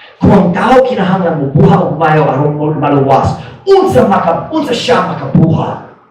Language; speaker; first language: Cebuano; non-native, fluent; English